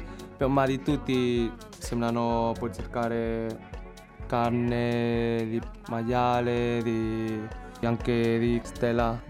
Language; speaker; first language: Italian; non-native, learner; Chinese